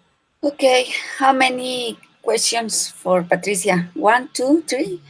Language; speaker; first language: English; non-native, learner; Spanish